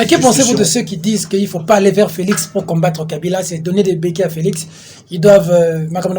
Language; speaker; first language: French; non-native, local second language; Lingala